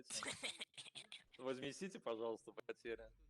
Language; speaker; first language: Russian; native; Russian